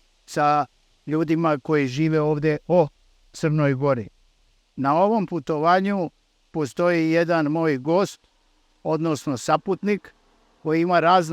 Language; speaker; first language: Bosnian; native; Bosnian